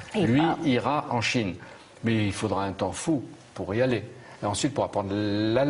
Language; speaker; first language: French; native; French